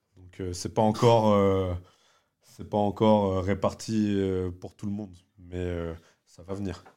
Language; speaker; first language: French; early bilingual, other home language; Vietnamese